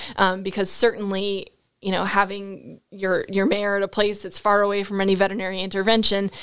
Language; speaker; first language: English; native; English